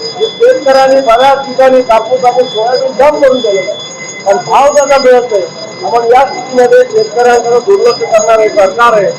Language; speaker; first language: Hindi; non-native, local second language; Marathi